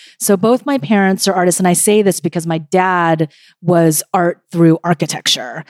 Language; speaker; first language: English; early bilingual, other home language; Korean